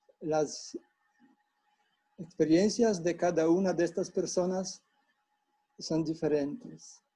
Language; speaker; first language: Spanish; non-native, fluent; Polish